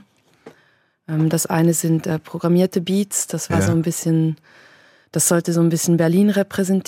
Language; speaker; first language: German; native; German